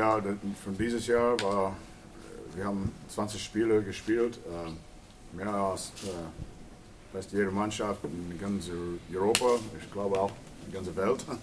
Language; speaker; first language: German; non-native, fluent; English